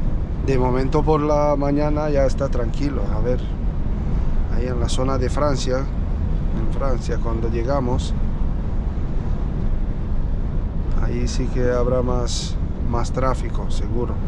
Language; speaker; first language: Spanish; non-native, local second language; Catalan